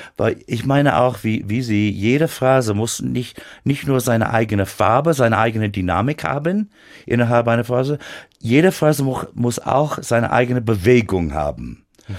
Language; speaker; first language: German; non-native, fluent; English